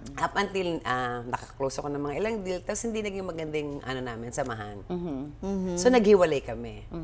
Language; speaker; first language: Filipino; native; Filipino